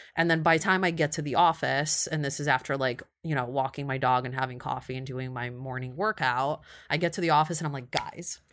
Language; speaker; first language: English; early bilingual, other home language; Russian